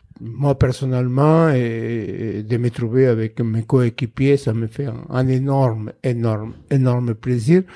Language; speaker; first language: French; non-native, fluent; Spanish